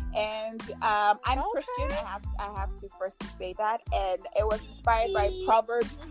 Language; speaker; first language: English; non-native, local second language; Akan